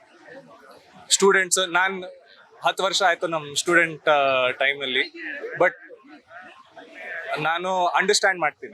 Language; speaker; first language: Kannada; non-native, learner; Hindi